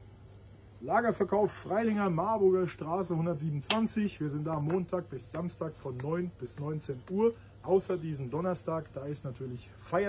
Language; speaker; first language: German; native; German